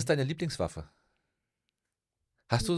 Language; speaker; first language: German; native; German